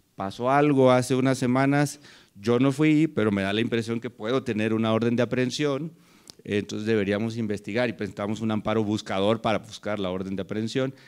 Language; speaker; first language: Spanish; native; Spanish